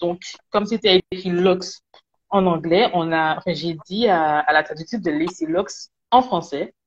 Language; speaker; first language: French; native; French